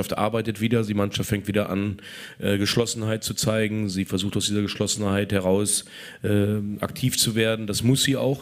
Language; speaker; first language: German; native; German